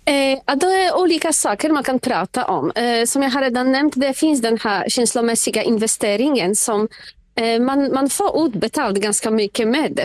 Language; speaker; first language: Swedish; non-native, fluent; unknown